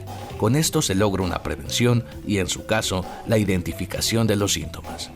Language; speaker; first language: Spanish; native; Spanish